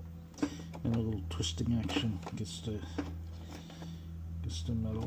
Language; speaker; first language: English; native; English